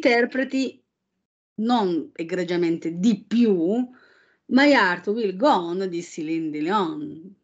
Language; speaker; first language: Italian; native; Italian